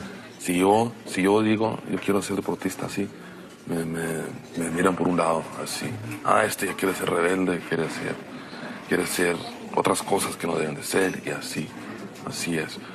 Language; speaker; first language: Spanish; non-native, local second language; Plautdietsch